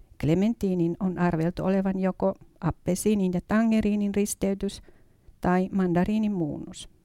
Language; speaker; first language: Finnish; native; Finnish